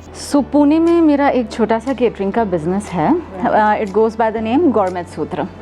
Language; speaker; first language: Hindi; native; Hindi